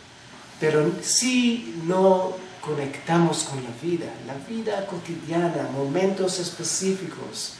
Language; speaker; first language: Spanish; non-native, fluent; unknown